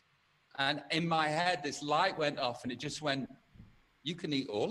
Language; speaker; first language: English; native; English